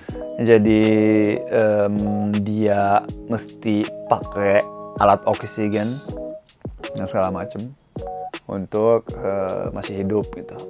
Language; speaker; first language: Indonesian; non-native, fluent; Japanese